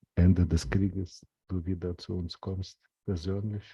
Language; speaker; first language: German; non-native, fluent; Ukrainian